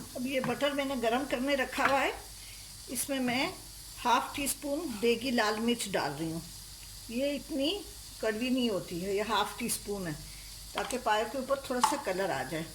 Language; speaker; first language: Urdu; non-native, local second language; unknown